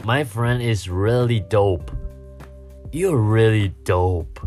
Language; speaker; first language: English; non-native, fluent; Chinese